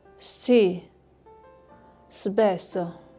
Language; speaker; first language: Italian; non-native, learner; Chinese